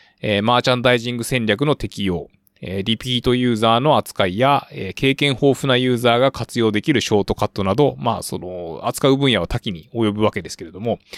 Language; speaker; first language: Japanese; native; Japanese